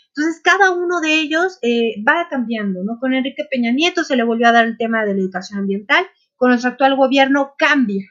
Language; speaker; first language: Spanish; native; Spanish